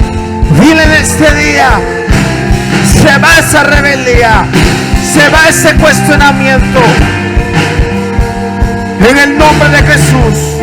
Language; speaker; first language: Spanish; native; Spanish